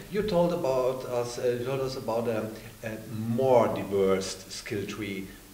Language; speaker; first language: English; non-native, learner; German